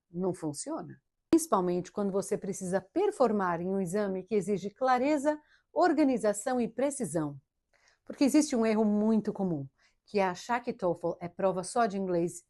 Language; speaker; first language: Portuguese; early bilingual, heritage; Portuguese